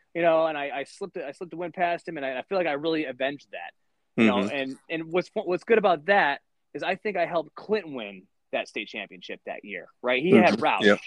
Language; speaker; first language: English; native; English